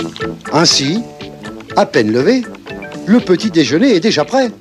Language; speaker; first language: French; native; French